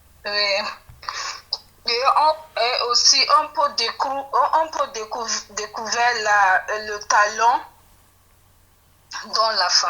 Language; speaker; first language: French; non-native, fluent; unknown